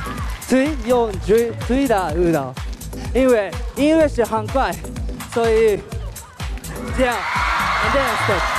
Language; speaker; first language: Chinese; non-native, learner; Japanese